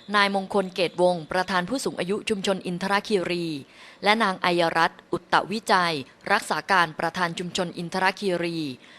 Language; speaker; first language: Thai; native; Thai